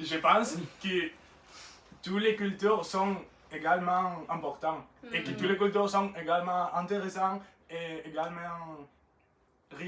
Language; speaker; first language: French; non-native, learner; Spanish